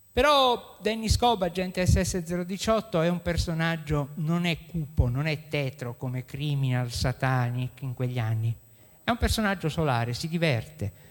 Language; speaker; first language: Italian; native; Italian